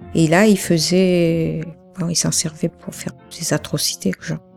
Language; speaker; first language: French; native; French